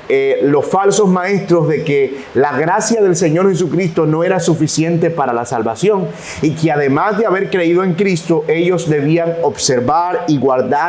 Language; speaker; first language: Spanish; native; Spanish